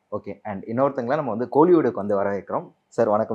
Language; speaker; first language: Tamil; native; Tamil